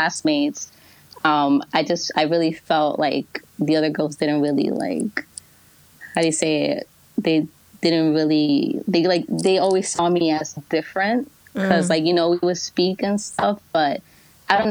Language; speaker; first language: English; early bilingual, other home language; Spanish